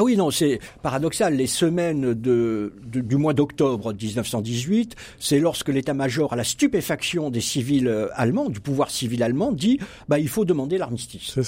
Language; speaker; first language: French; native; French